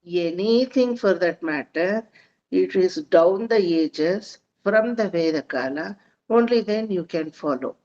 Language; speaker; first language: English; non-native, local second language; Kannada